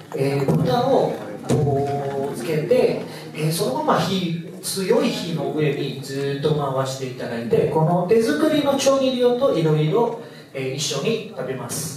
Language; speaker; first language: Japanese; non-native, fluent; Indonesian